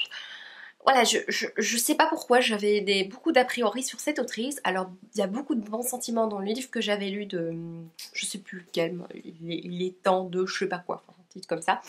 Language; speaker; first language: French; native; French